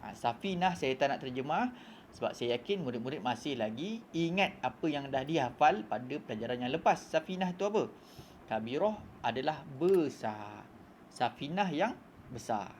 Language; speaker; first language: Malay; native; Malay